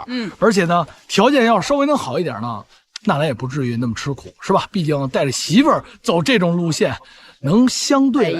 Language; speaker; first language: Chinese; native; Chinese